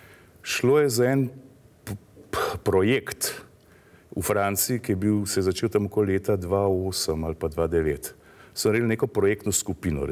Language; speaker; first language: Slovenian; native; Slovenian